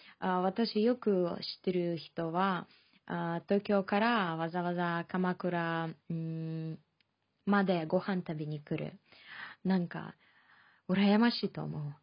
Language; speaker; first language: Japanese; non-native, fluent; Chinese